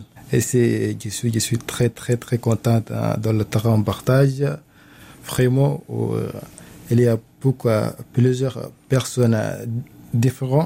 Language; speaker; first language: French; non-native, learner; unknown